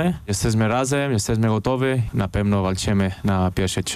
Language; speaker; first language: Polish; non-native, learner; Spanish